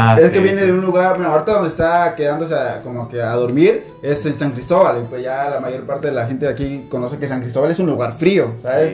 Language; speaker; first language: Spanish; native; Spanish